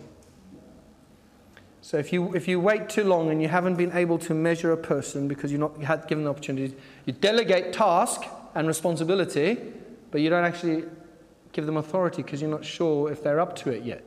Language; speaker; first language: English; native; English